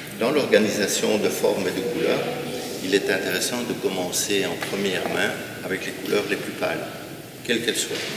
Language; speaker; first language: French; native; French